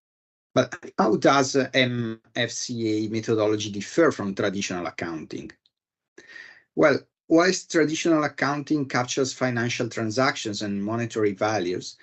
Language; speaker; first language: English; non-native, fluent; Italian